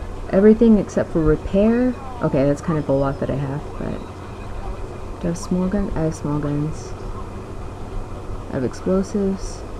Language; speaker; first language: English; native; English